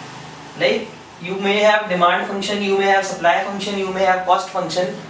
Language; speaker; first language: English; non-native, local second language; Hindi